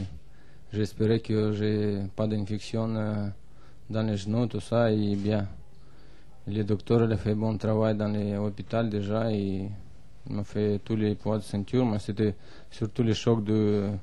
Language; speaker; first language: French; non-native, learner; Russian